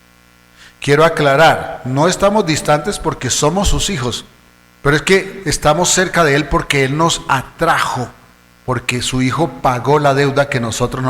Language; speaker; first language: Spanish; native; Spanish